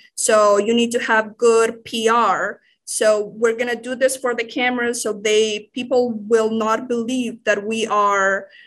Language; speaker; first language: English; non-native, fluent; Spanish